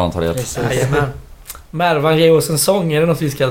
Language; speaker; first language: Swedish; native; Swedish